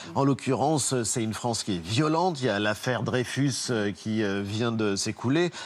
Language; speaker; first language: French; native; French